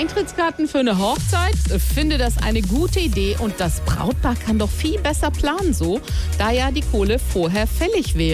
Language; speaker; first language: German; native; German